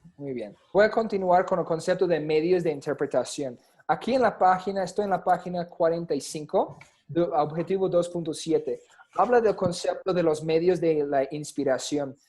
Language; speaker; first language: Spanish; non-native, fluent; English